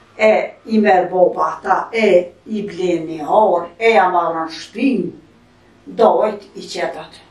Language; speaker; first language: Albanian; early bilingual, heritage; Albanian